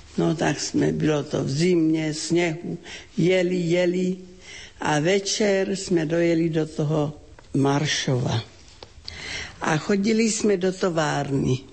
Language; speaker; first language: Czech; native; Czech